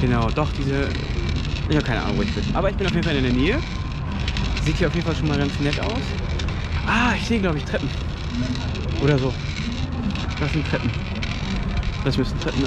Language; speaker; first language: German; native; German